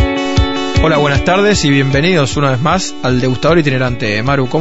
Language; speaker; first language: Spanish; native; Spanish